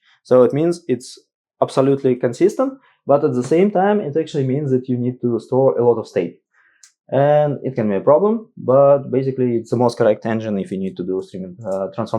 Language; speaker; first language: English; non-native, fluent; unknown